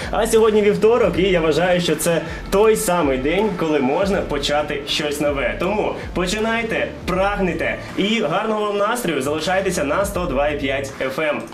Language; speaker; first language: Ukrainian; native; Ukrainian